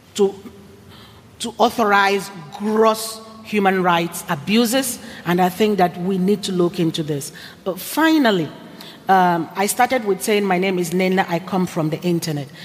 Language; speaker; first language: English; non-native, local second language; Igbo